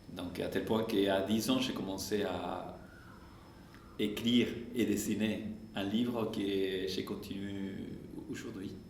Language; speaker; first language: French; non-native, fluent; Spanish